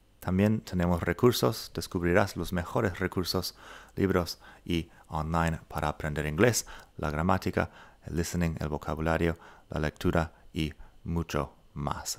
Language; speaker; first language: Spanish; non-native, fluent; English